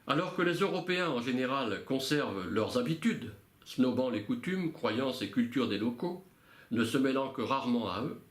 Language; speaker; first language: French; native; French